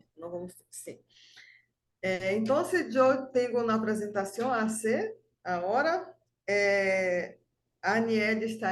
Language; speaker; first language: Portuguese; non-native, fluent; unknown